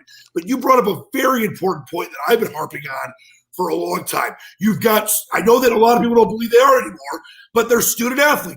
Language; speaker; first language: English; native; English